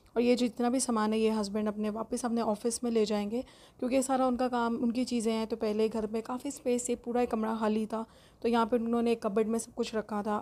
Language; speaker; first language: Urdu; native; Urdu